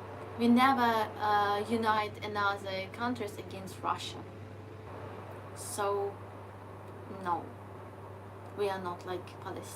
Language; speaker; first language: English; non-native, learner; Ukrainian